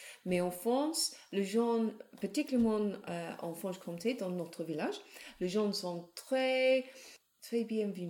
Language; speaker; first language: French; non-native, learner; English